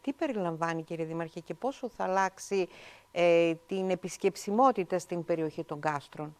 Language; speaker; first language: Greek; native; Greek